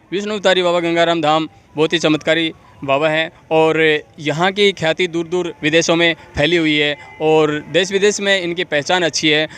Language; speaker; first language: Hindi; native; Hindi